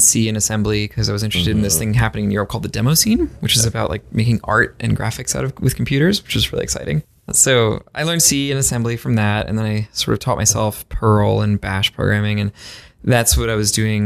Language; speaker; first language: English; native; English